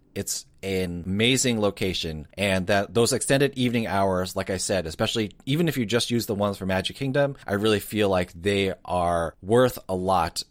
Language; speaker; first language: English; native; English